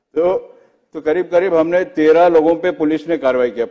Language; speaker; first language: Hindi; non-native, local second language; Marathi